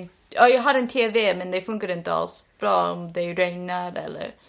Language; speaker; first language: Swedish; non-native, learner; English